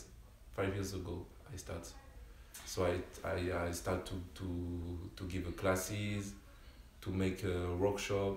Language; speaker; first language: English; non-native, learner; French